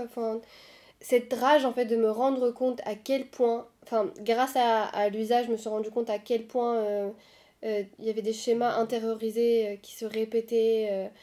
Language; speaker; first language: French; non-native, local second language; Arabic